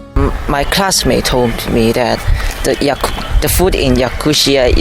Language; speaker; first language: English; non-native, learner; Cantonese